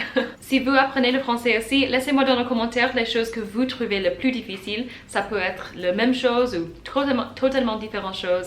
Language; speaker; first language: French; non-native, learner; English